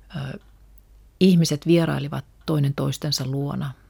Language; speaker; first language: Finnish; non-native, local second language; Russian